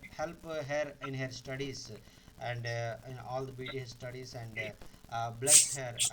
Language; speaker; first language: English; non-native, local second language; Telugu